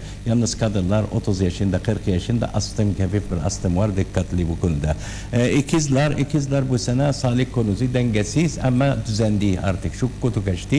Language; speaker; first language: Turkish; non-native, learner; Arabic